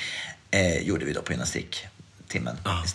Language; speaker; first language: Swedish; native; Swedish